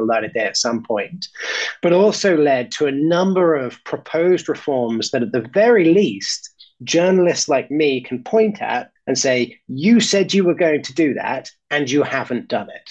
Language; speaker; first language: English; native; English